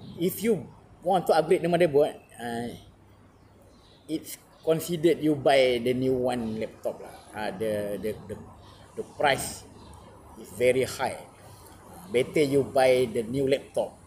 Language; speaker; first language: English; non-native, learner; Malay